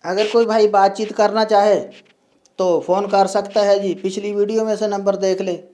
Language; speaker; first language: Hindi; non-native, local second language; Punjabi